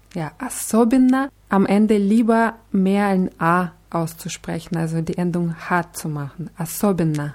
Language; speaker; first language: German; non-native, fluent; Russian